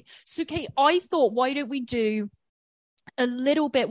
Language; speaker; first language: English; native; English